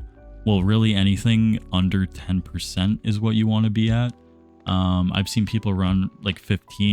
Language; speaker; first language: English; native; English